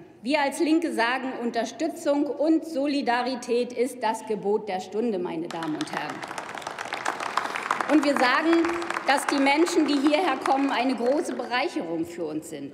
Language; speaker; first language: German; native; German